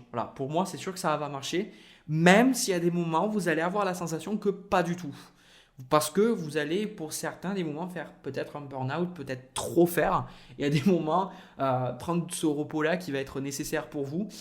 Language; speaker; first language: French; native; French